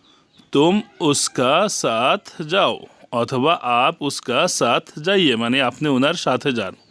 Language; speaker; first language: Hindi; non-native, learner; Bangla